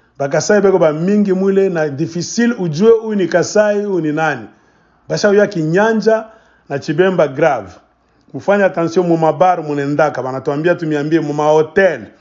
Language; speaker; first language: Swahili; native; Swahili